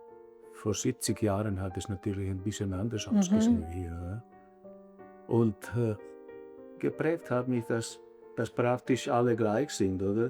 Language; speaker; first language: German; early bilingual, other home language; Italian